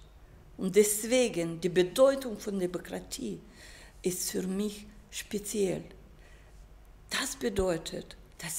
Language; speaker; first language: German; non-native, fluent; Russian